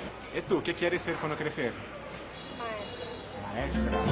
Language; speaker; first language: Spanish; non-native, learner; Portuguese